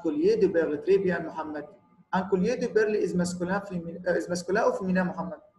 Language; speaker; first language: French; non-native, fluent; Arabic